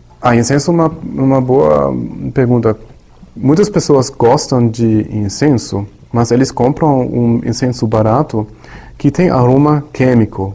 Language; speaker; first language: Portuguese; non-native, learner; German